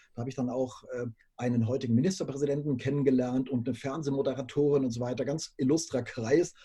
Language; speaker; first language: German; native; German